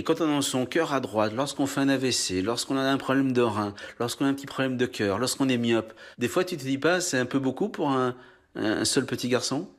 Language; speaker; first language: French; native; French